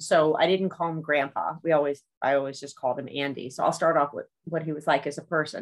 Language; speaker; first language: English; native; English